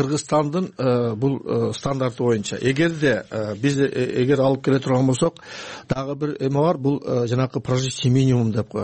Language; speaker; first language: Kyrgyz; native; Kyrgyz